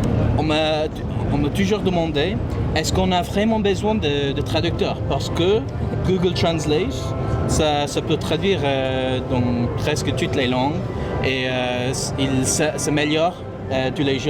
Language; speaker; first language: French; non-native, fluent; English